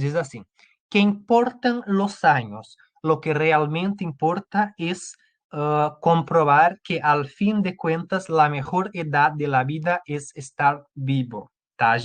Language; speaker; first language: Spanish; non-native, fluent; Portuguese